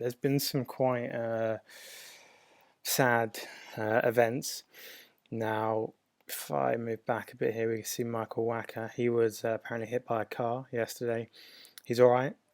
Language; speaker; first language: English; native; English